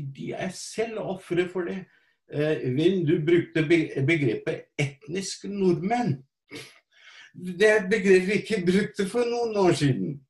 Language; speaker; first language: Norwegian; non-native, fluent; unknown